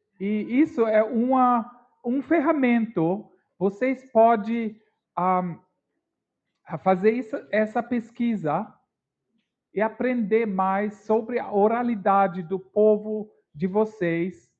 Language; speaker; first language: Portuguese; non-native, learner; English